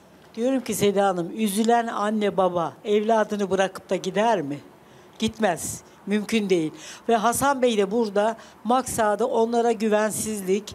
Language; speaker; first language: Turkish; native; Turkish